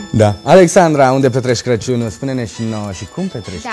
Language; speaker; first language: Romanian; native; Romanian